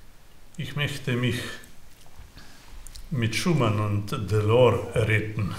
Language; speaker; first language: German; non-native, fluent; Slovenian